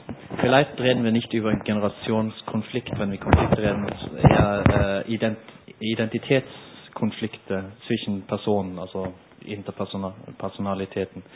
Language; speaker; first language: German; non-native, learner; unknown